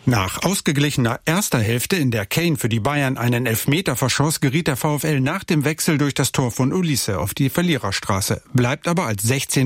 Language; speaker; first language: German; native; German